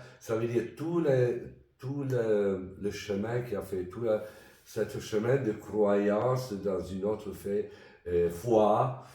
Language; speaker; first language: French; non-native, fluent; Italian